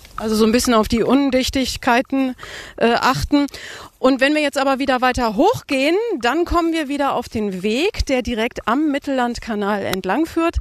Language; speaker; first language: German; native; German